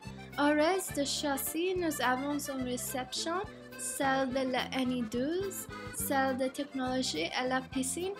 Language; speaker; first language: French; non-native, learner; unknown